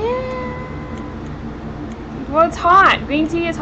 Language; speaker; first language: English; native; English